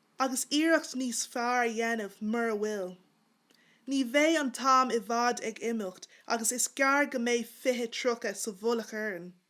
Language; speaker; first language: Irish; native; Irish